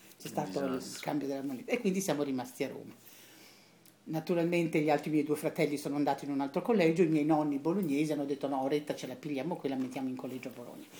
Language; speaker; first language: Italian; native; Italian